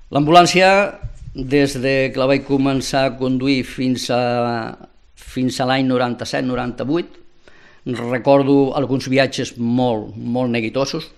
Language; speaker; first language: Catalan; non-native, local second language; Spanish